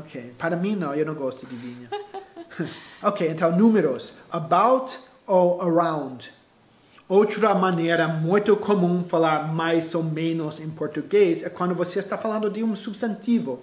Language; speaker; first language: Portuguese; non-native, fluent; English